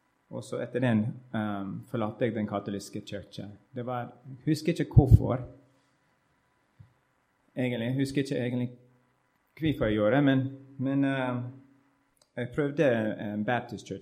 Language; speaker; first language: Norwegian; non-native, learner; English